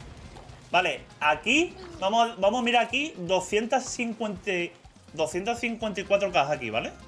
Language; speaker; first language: Spanish; native; Spanish